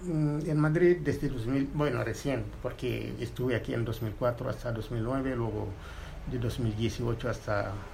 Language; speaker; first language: Spanish; non-native, fluent; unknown